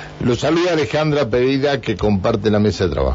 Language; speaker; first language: Spanish; native; Spanish